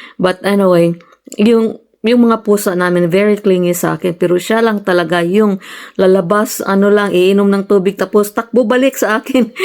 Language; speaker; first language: Filipino; non-native, local second language; Cebuano